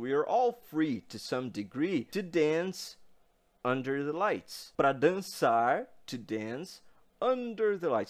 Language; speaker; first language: English; non-native, fluent; Portuguese